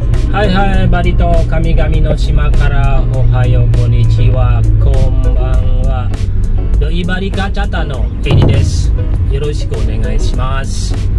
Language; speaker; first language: Japanese; non-native, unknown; Balinese